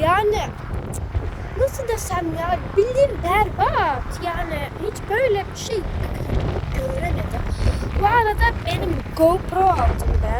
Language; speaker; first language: Turkish; early bilingual, heritage; Turkish